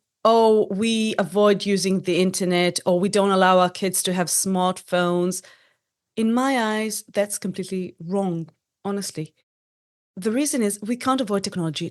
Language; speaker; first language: English; non-native, fluent; Hebrew